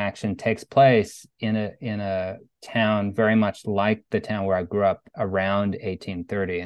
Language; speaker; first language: English; native; English